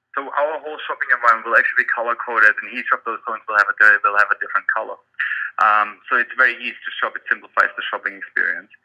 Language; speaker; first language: English; non-native, fluent; German